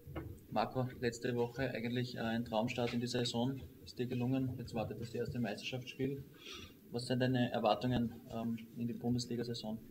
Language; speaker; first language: German; native; German